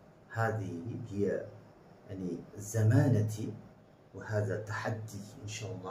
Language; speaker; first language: Arabic; non-native, fluent; Bangla